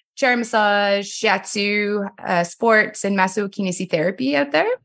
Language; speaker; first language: English; non-native, fluent; French